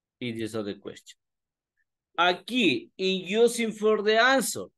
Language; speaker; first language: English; non-native, learner; Spanish